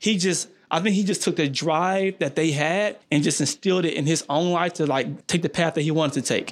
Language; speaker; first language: English; native; English